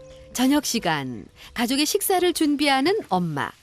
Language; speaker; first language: Korean; native; Korean